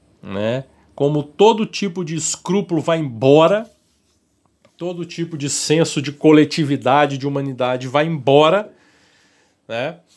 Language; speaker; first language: Portuguese; native; Portuguese